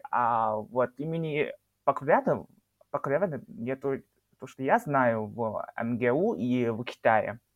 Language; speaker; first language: Russian; non-native, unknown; Chinese